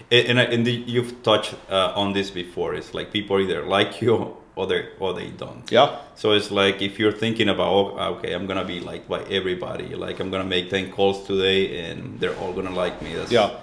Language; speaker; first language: English; non-native, fluent; Spanish